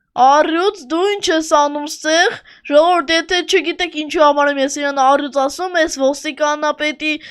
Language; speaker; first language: Armenian; native; Armenian